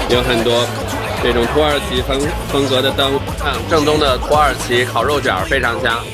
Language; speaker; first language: Chinese; native; Chinese